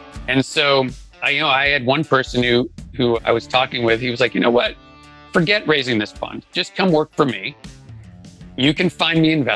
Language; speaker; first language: English; native; English